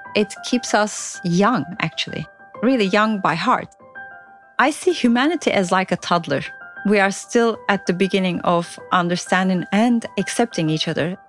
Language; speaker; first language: English; non-native, fluent; Turkish